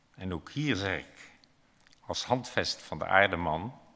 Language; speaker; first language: Dutch; native; Dutch